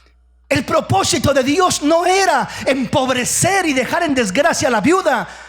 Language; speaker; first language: Spanish; native; Spanish